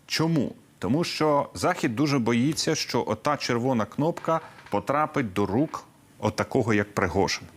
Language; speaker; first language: Ukrainian; native; Ukrainian